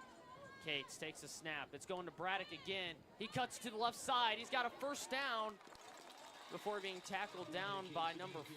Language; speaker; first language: English; native; English